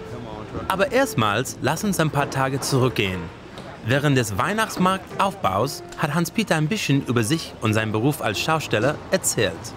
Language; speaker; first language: German; non-native, learner; English